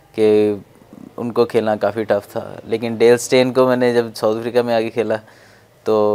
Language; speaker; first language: Urdu; non-native, local second language; Punjabi